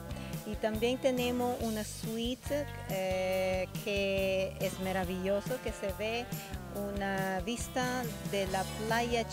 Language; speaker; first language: Spanish; non-native, learner; Italian